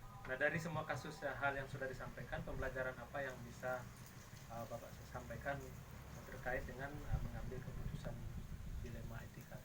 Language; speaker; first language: Indonesian; native; Indonesian